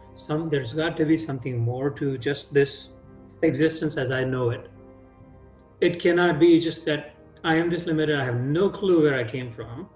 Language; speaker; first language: English; non-native, local second language; Hindi